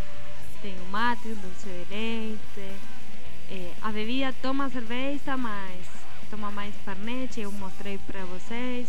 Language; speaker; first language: Portuguese; non-native, learner; Spanish